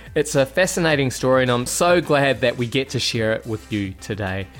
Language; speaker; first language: English; native; English